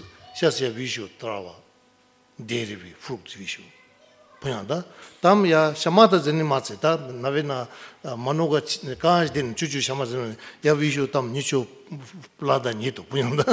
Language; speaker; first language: Russian; non-native, learner; Tibetan